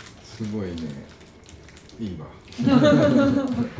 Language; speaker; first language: Japanese; native; Japanese